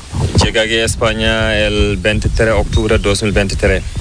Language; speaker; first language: Spanish; non-native, learner; Fula